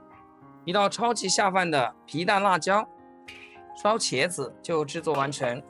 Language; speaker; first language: Chinese; native; Chinese